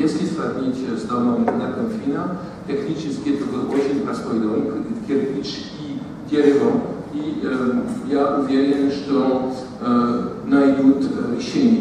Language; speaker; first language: Russian; non-native, fluent; French